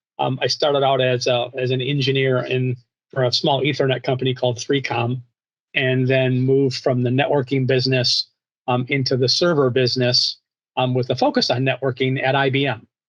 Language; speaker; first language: English; native; English